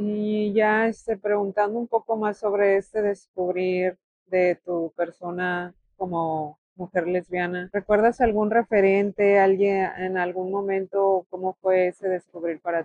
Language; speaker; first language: Spanish; native; Spanish